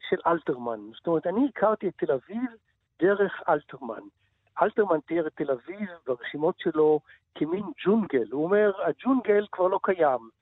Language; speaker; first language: Hebrew; native; Hebrew